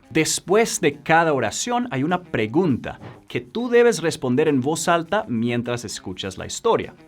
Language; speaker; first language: Spanish; non-native, fluent; English